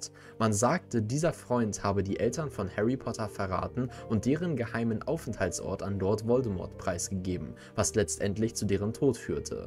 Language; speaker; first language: German; native; German